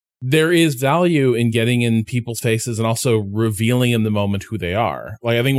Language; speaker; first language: English; native; English